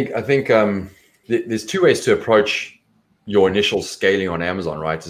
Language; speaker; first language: English; native; English